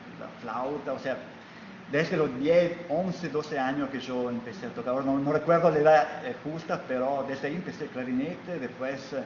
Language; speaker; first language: Spanish; non-native, fluent; Italian